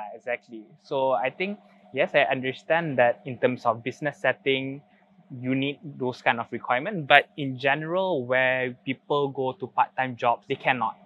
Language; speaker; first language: English; non-native, local second language; Malay